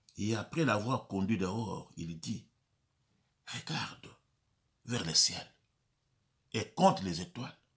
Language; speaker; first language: French; non-native, local second language; Lingala